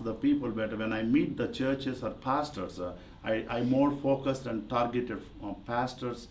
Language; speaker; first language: English; non-native, local second language; Telugu